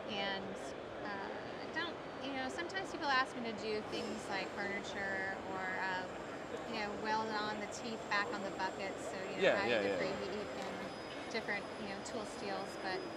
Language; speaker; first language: English; native; English